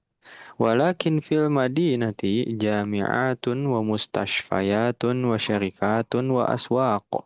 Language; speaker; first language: Arabic; non-native, fluent; Indonesian